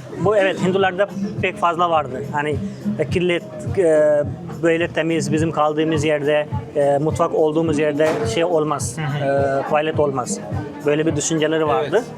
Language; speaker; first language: Turkish; non-native, fluent; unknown